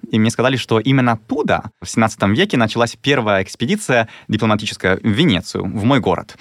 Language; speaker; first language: Russian; non-native, fluent; Italian